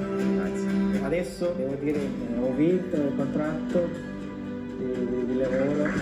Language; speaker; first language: Italian; non-native, learner; Filipino